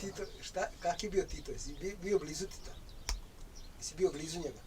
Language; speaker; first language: Bosnian; native; Bosnian